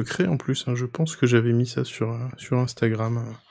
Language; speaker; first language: French; native; French